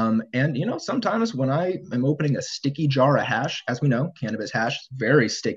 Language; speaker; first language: English; native; English